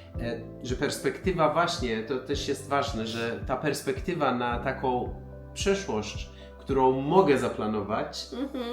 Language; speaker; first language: Polish; non-native, fluent; Persian